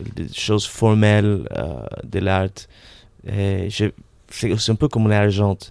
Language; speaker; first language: French; non-native, fluent; Spanish